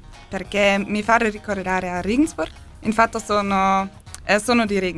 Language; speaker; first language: Italian; non-native, learner; German